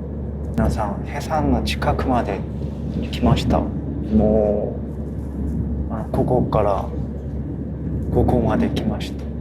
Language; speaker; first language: Japanese; non-native, fluent; Korean